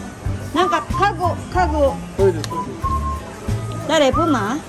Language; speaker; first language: Japanese; non-native, fluent; Filipino